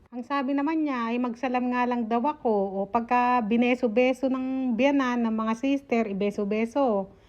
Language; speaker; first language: Filipino; native; Filipino